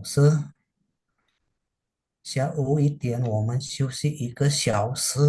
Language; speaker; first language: Chinese; non-native, learner; Indonesian